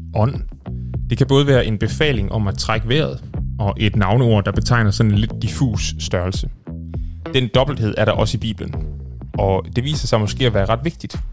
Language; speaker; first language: Danish; native; Danish